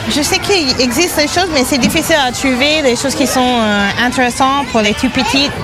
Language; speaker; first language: French; non-native, fluent; English